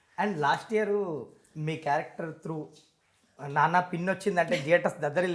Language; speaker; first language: Telugu; native; Telugu